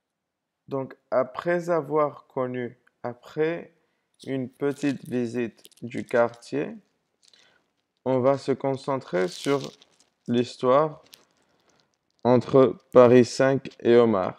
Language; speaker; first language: French; non-native, fluent; English